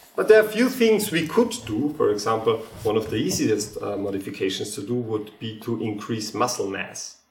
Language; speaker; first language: English; non-native, fluent; German